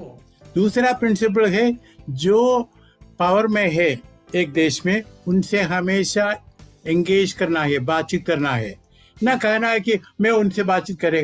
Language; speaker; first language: Hindi; non-native, local second language; Malayalam